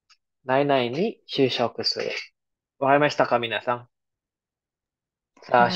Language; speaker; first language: Japanese; non-native, fluent; Filipino